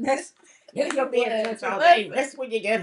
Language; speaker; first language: English; native; English